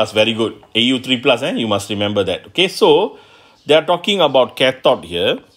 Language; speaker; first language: English; non-native, local second language; Malay